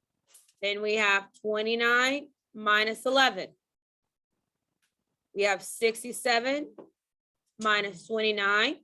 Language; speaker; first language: English; native; English